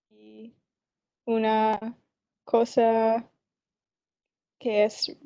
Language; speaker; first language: Spanish; non-native, learner; English